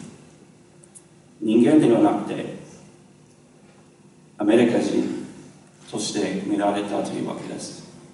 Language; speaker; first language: Japanese; non-native, learner; English